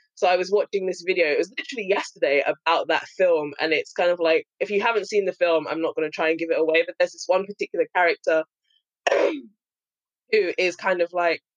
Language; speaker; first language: English; native; English